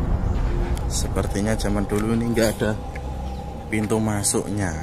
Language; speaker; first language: Indonesian; native; Indonesian